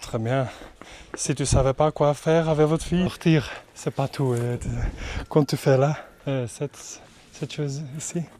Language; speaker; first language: French; non-native, local second language; Dutch